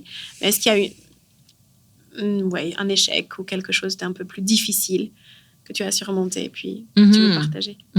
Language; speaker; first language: French; native; French